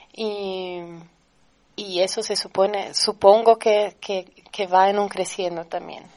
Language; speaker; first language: Spanish; non-native, fluent; Portuguese